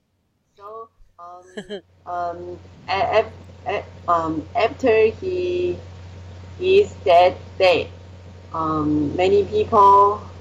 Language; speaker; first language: English; non-native, learner; Chinese